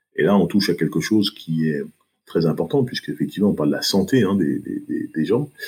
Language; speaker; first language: French; early bilingual, other home language; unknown